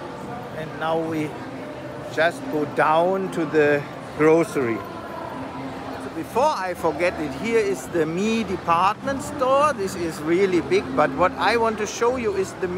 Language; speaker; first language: English; non-native, fluent; German